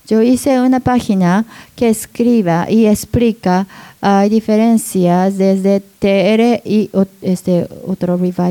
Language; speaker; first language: Spanish; non-native, learner; Japanese